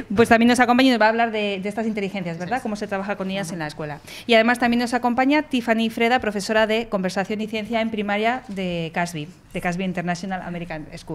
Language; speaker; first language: Spanish; native; Spanish